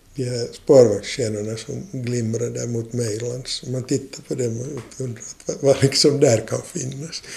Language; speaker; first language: Swedish; native; Swedish